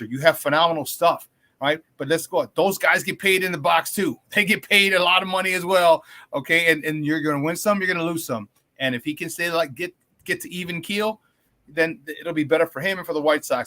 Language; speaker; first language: English; native; English